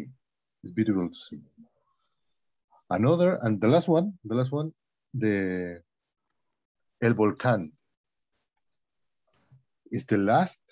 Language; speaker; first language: English; non-native, learner; Spanish